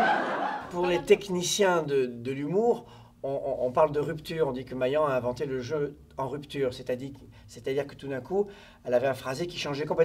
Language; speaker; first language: French; native; French